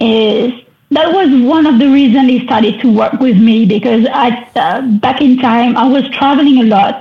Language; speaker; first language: English; non-native, fluent; French